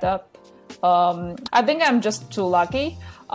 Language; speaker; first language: English; non-native, fluent; Chinese